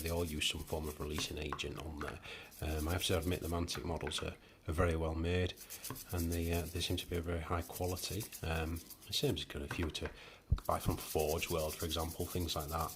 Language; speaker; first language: English; native; English